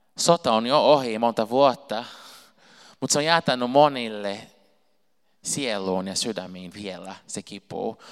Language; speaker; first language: Finnish; non-native, fluent; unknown